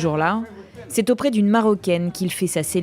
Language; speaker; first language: French; native; French